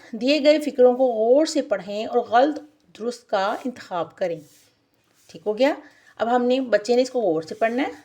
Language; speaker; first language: Urdu; native; Urdu